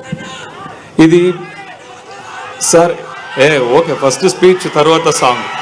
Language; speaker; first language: Telugu; non-native, learner; Tamil